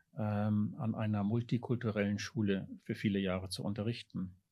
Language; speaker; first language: German; early bilingual, heritage; German